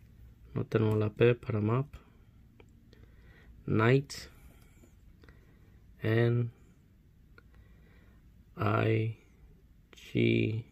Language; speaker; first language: Spanish; early bilingual, heritage; Spanish